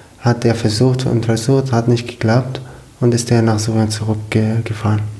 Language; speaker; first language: German; non-native, learner; Arabic